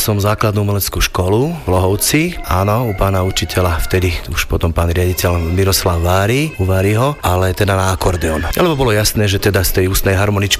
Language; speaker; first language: Slovak; native; Slovak